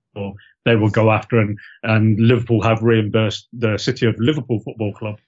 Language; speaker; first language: English; native; English